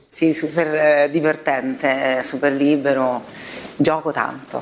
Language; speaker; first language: Italian; native; Italian